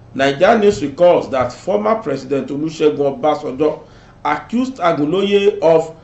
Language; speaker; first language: English; non-native, local second language; Yoruba